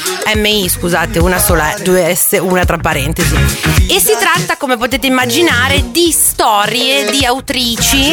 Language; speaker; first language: Italian; native; Italian